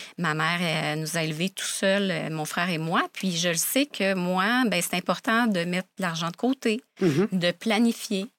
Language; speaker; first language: French; native; French